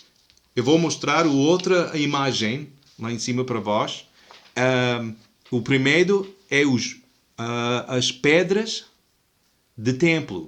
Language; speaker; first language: Portuguese; non-native, fluent; English